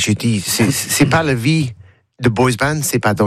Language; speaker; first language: French; non-native, learner; English